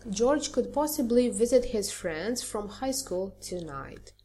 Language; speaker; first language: English; non-native, fluent; Romanian